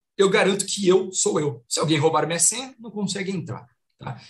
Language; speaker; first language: Portuguese; native; Portuguese